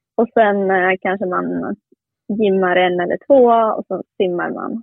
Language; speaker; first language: Swedish; non-native, fluent; Spanish